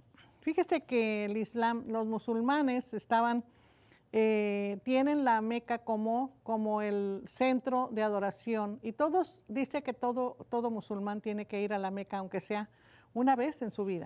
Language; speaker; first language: Spanish; native; Spanish